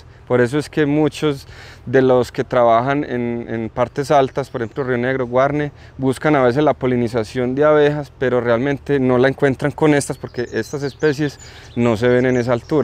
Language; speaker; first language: Spanish; native; Spanish